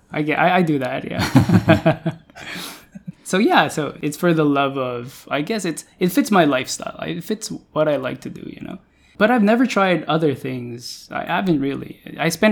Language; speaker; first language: English; non-native, local second language; Filipino